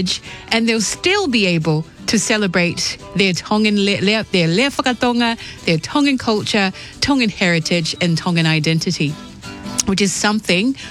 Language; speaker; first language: English; non-native, local second language; Tongan